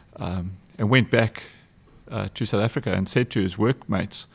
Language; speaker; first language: English; native; English